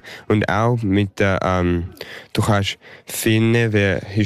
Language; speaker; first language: German; early bilingual, heritage; English